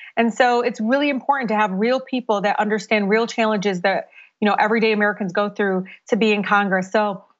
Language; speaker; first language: English; native; English